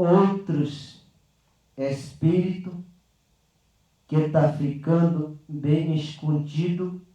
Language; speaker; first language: Portuguese; non-native, local second language; Yanomámi